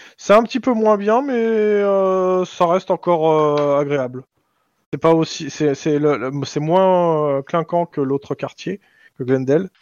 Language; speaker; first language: French; native; French